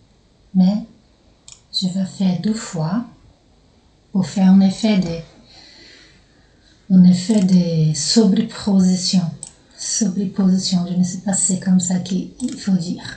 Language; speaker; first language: French; non-native, fluent; Portuguese